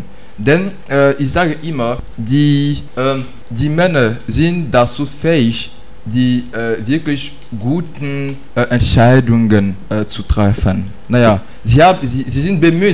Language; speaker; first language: German; non-native, learner; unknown